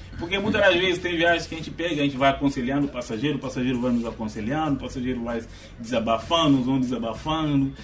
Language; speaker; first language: Portuguese; non-native, local second language; Upper Guinea Crioulo